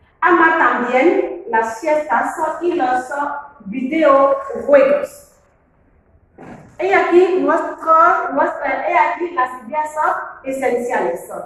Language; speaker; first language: Spanish; non-native, fluent; French